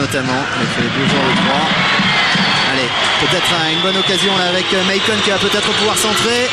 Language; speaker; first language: French; native; French